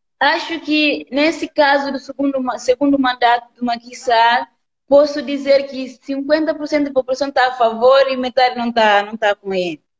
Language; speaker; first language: Portuguese; non-native, local second language; Upper Guinea Crioulo